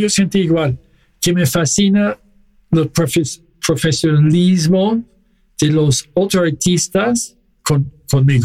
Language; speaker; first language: Spanish; non-native, fluent; English